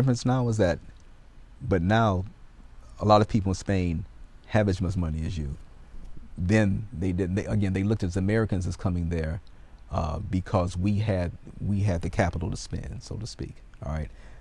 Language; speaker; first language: English; native; English